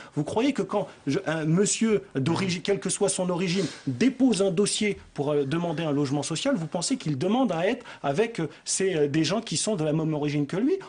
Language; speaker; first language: French; native; French